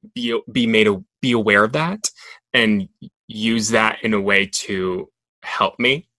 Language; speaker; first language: English; non-native, fluent; Spanish